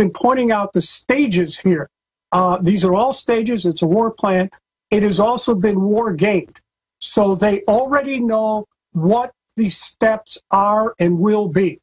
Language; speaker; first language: English; native; English